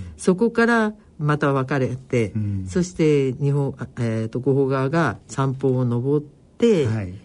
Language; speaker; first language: Japanese; native; Japanese